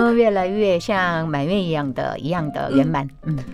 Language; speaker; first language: Chinese; non-native, fluent; Korean